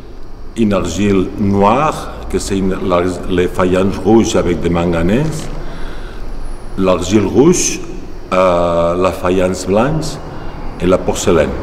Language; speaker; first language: French; non-native, learner; Catalan